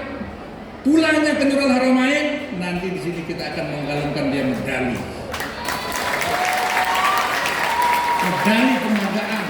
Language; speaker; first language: Indonesian; non-native, local second language; Sasak